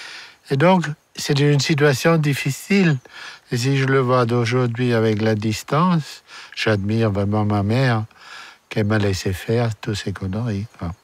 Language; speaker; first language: French; non-native, fluent; German